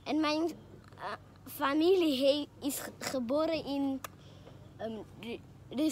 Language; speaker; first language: Dutch; early bilingual, other home language; Russian